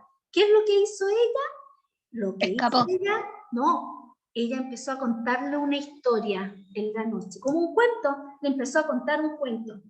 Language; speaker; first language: Spanish; native; Spanish